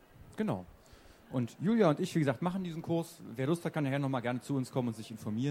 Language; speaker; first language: German; native; German